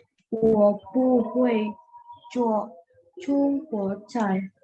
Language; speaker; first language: Chinese; non-native, learner; Indonesian